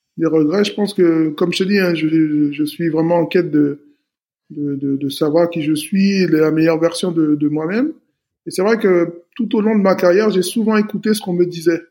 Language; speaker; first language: French; native; French